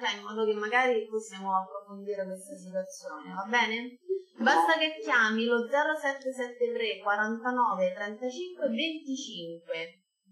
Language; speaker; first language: Italian; native; Italian